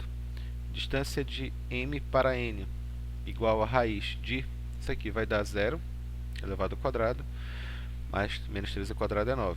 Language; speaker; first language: Portuguese; native; Portuguese